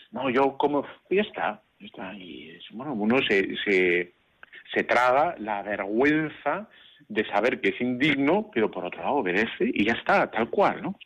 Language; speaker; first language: Spanish; native; Spanish